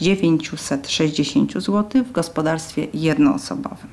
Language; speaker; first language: Polish; native; Polish